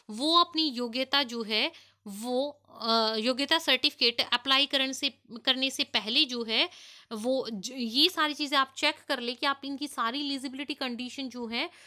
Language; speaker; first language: Hindi; non-native, local second language; Punjabi